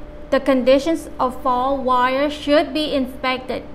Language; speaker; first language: English; non-native, fluent; Vietnamese